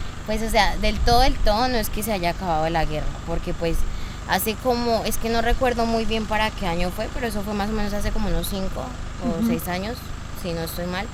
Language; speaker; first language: Spanish; native; Spanish